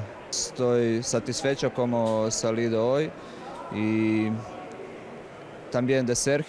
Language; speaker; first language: Spanish; non-native, learner; Croatian